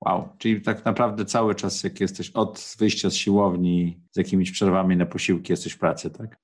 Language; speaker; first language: Polish; native; Polish